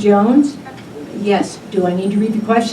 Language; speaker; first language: English; native; English